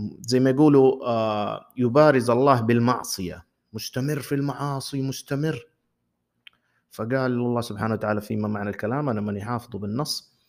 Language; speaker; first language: Arabic; native; Arabic